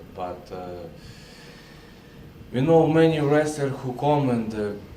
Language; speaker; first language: English; non-native, learner; Russian